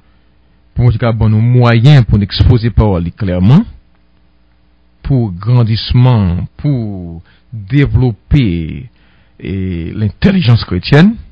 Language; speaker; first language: French; non-native, local second language; Haitian Creole